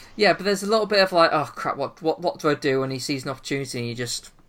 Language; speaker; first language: English; native; English